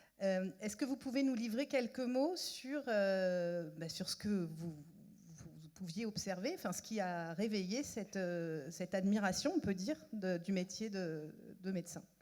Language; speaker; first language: French; native; French